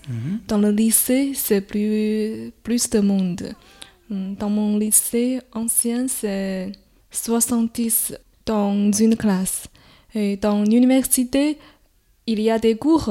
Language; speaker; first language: French; non-native, fluent; Chinese